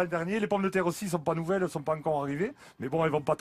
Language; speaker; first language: French; native; French